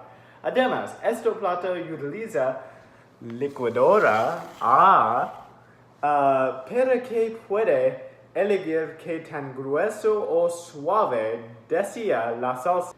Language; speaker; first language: Spanish; non-native, learner; English